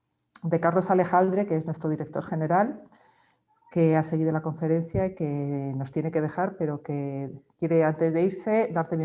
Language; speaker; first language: Spanish; native; Spanish